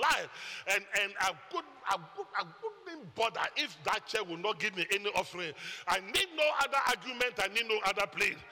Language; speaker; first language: English; non-native, local second language; Akan